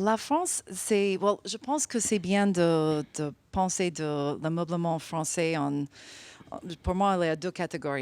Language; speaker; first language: French; non-native, fluent; English